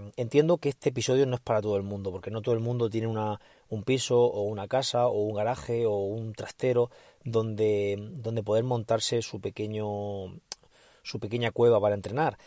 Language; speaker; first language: Spanish; native; Spanish